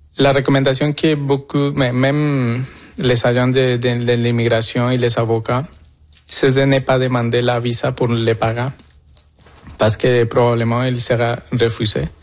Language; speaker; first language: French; non-native, fluent; Spanish